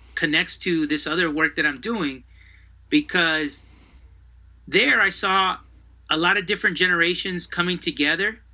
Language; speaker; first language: English; early bilingual, other home language; Spanish